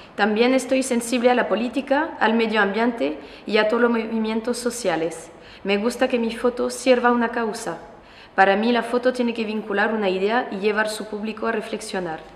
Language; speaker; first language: Spanish; non-native, fluent; French